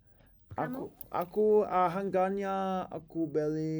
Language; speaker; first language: Indonesian; non-native, learner; English